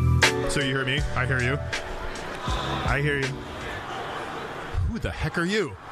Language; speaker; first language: English; native; English